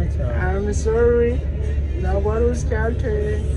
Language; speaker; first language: English; non-native, learner; Kinyarwanda